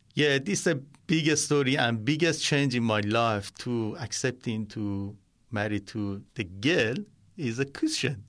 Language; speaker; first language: English; non-native, learner; Persian